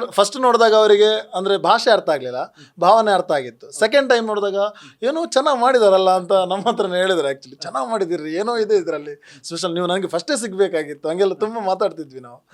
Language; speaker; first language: Kannada; non-native, local second language; Tulu